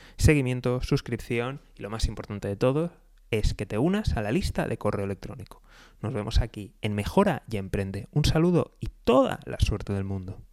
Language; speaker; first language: Spanish; native; Spanish